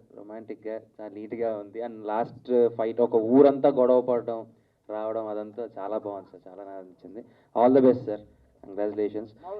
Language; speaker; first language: Telugu; native; Telugu